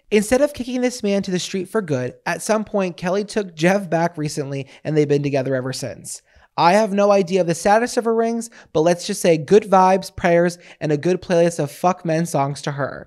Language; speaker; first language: English; native; English